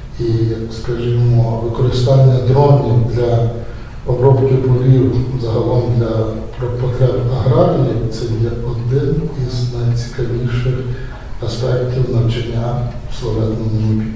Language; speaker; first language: Ukrainian; native; Ukrainian